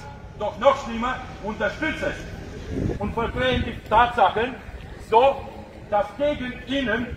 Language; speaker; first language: German; non-native, fluent; Romanian